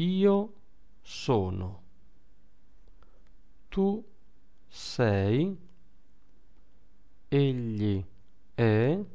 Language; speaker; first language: Italian; non-native, fluent; English